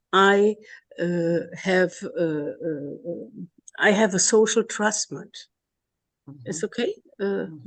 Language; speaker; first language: English; non-native, learner; German